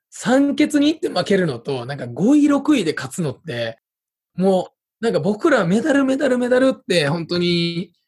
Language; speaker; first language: Japanese; native; Japanese